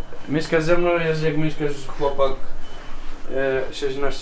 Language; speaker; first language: Polish; non-native, learner; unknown